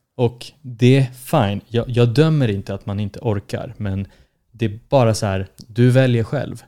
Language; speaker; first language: Swedish; early bilingual, other home language; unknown